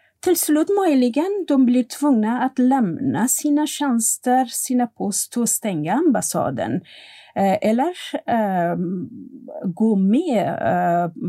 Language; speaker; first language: Swedish; non-native, fluent; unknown